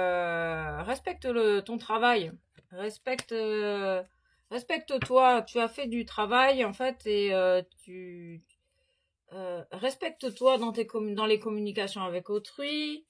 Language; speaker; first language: French; native; French